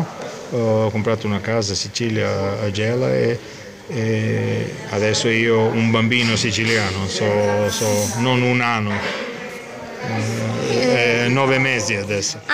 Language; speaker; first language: Italian; non-native, learner; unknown